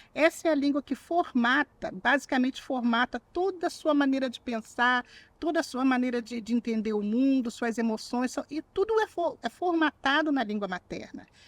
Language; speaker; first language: Portuguese; native; Portuguese